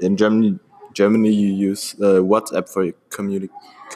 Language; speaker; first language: English; non-native, fluent; German